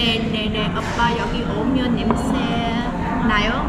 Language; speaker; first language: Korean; non-native, learner; Vietnamese